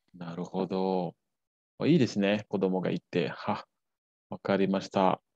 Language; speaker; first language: Japanese; non-native, fluent; Balinese